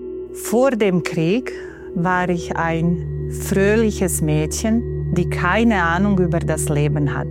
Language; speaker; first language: German; non-native, fluent; Bosnian